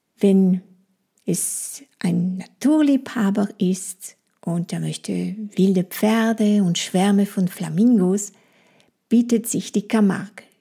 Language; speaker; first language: German; non-native, fluent; French